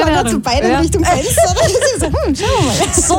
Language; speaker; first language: German; native; German